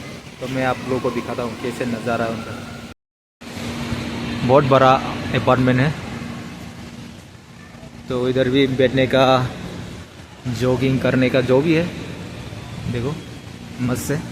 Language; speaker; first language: Hindi; non-native, local second language; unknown